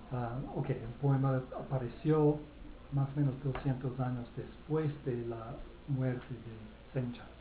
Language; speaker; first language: Spanish; non-native, fluent; English